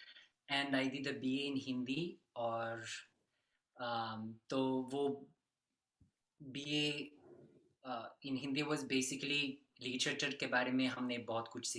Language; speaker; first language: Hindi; non-native, fluent; French